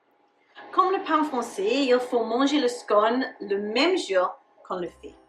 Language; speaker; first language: French; non-native, learner; English